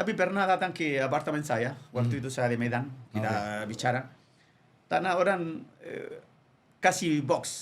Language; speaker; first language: Indonesian; non-native, fluent; Spanish